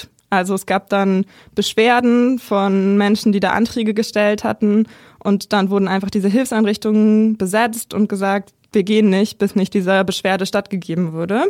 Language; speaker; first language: German; native; German